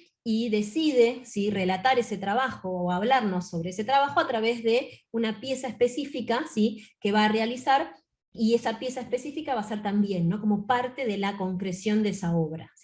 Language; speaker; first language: Spanish; native; Spanish